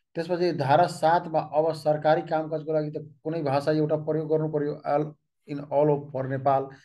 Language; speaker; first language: Nepali; non-native, local second language; Maithili